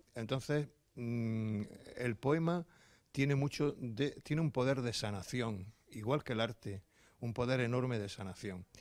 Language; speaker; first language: Spanish; native; Spanish